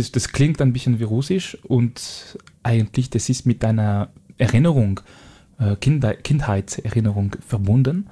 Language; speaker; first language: German; non-native, fluent; French